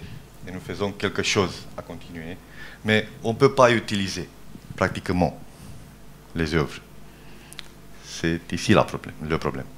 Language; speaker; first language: French; non-native, fluent; Romanian